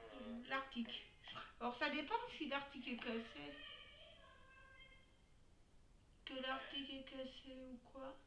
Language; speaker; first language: French; native; French